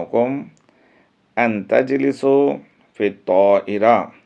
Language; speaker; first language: Arabic; non-native, fluent; Urdu